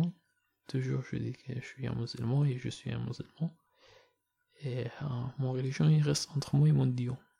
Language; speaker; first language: French; non-native, learner; Persian